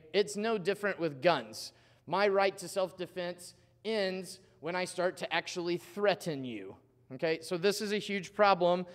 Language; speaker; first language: English; native; English